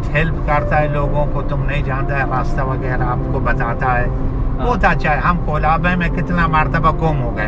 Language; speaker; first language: Hindi; non-native, learner; Arabic